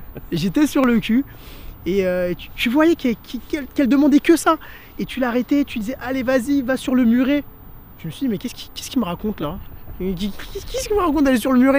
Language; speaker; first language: French; early bilingual, other home language; Portuguese